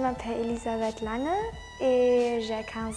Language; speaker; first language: French; non-native, learner; German